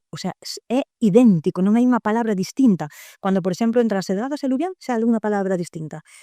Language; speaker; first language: Galician; native; Galician